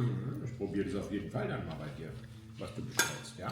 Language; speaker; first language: German; native; German